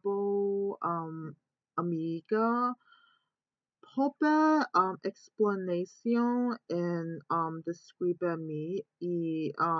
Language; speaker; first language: Spanish; non-native, learner; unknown